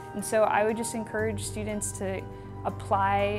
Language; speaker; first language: English; native; English